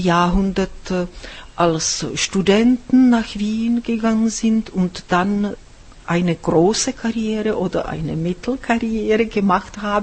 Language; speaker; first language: German; non-native, fluent; Czech